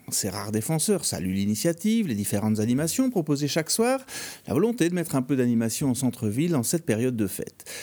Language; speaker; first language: French; native; French